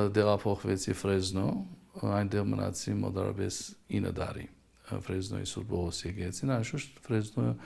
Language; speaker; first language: Armenian; early bilingual, heritage; Armenian